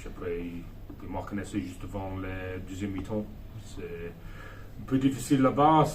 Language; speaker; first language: French; non-native, learner; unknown